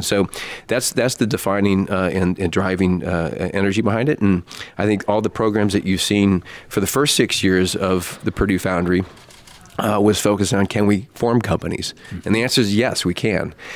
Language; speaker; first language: English; native; English